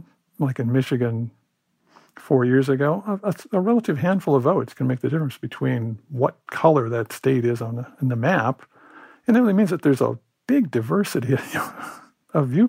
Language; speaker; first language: English; native; English